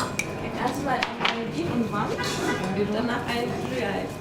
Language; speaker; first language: German; early bilingual, other home language; Kurdish